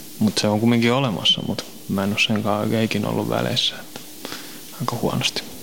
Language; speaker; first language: Finnish; native; Finnish